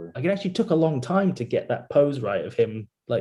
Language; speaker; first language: English; native; English